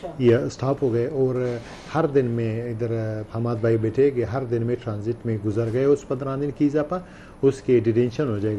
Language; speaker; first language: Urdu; non-native, learner; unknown